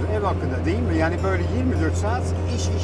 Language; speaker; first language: Turkish; non-native, fluent; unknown